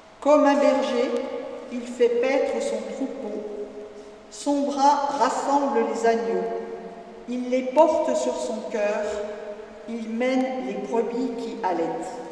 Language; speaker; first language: French; native; French